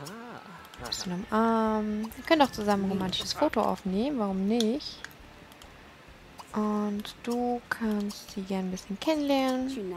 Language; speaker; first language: German; native; German